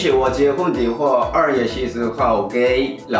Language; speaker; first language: Chinese; non-native, learner; Japanese